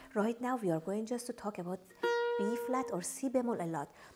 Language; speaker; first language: English; non-native, fluent; Persian